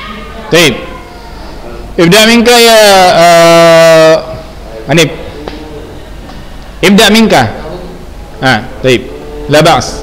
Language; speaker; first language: Arabic; non-native, fluent; Indonesian